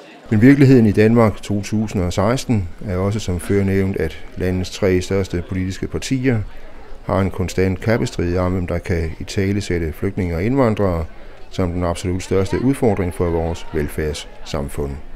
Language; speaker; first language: Danish; native; Danish